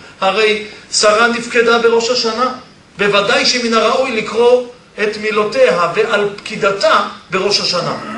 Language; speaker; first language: Hebrew; early bilingual, other home language; Polish